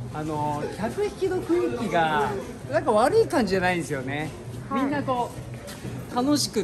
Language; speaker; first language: Japanese; native; Japanese